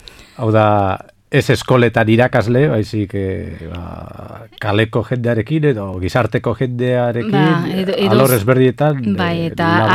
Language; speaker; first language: Basque; native; Basque